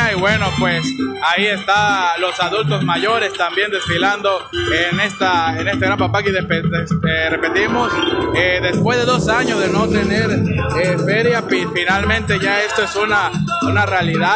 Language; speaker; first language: Spanish; native; Spanish